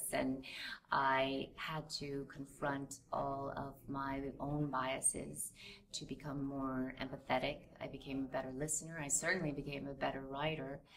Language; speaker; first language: English; native; English